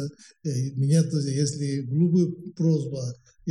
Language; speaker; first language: Russian; non-native, learner; Tibetan